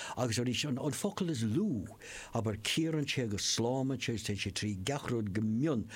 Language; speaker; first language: Irish; non-native, local second language; English